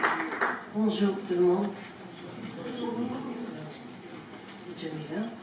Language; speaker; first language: French; non-native, learner; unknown